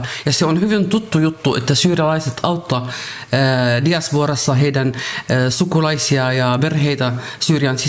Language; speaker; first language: Finnish; non-native, learner; Arabic